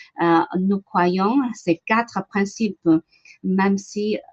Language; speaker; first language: French; non-native, learner; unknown